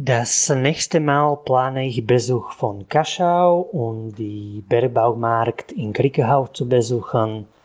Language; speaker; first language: German; non-native, local second language; Slovak